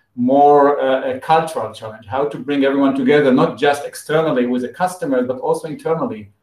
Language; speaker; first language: English; non-native, fluent; Hebrew